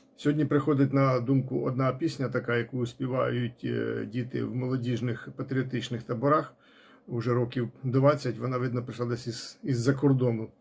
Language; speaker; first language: Ukrainian; non-native, local second language; Russian